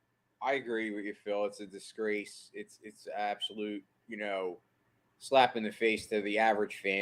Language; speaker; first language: English; native; English